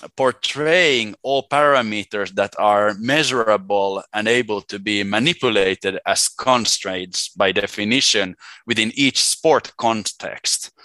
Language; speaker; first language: English; non-native, fluent; Swedish